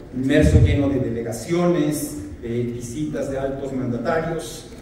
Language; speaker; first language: Spanish; native; Spanish